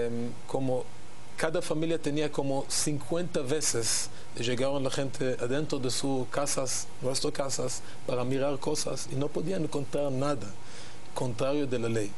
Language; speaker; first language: Spanish; non-native, learner; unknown